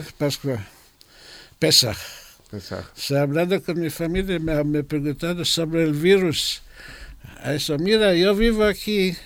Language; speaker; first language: Spanish; non-native, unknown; Hebrew